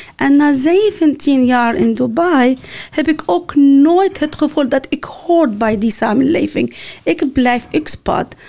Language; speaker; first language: Dutch; non-native, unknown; Arabic